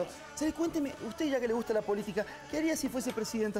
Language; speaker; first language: Spanish; native; Spanish